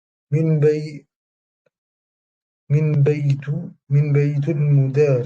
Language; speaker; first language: Arabic; non-native, learner; French